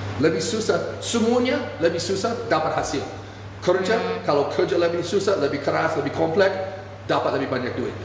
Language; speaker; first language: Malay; non-native, fluent; English